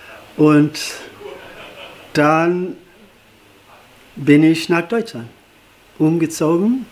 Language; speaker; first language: German; non-native, fluent; English